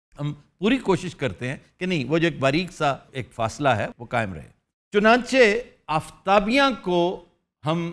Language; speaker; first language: Urdu; native; Urdu